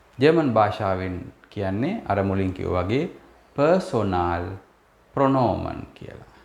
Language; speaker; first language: Sinhala; native; Sinhala